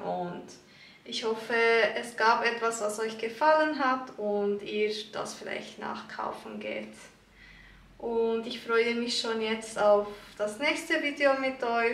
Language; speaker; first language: German; early bilingual, other home language; Turkish